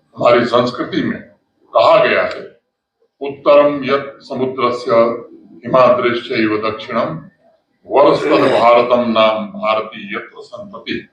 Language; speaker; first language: Hindi; native; Hindi